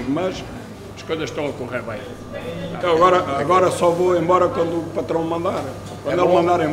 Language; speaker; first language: Portuguese; native; Portuguese